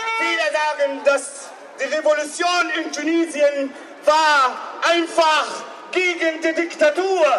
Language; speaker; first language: German; non-native, learner; Arabic